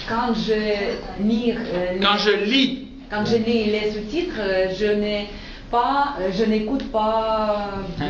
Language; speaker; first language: French; non-native, learner; Spanish